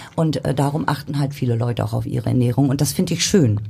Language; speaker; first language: German; native; German